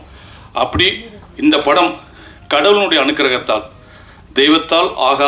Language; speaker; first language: Tamil; native; Tamil